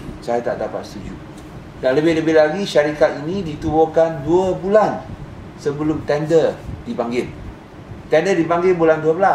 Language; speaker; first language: Malay; non-native, local second language; Chinese